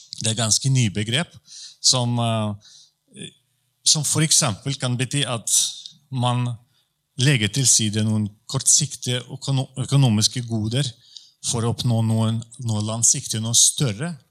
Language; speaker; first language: Norwegian; non-native, fluent; Polish